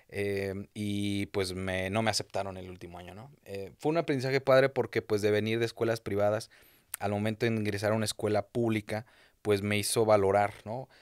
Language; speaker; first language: Spanish; native; Spanish